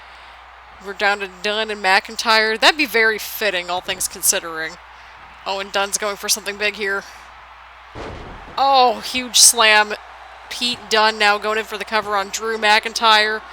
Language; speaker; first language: English; native; English